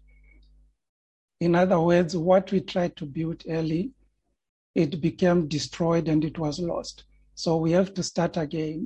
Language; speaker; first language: English; non-native, local second language; Shona